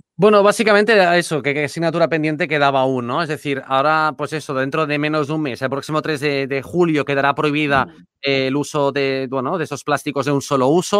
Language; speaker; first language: Spanish; native; Spanish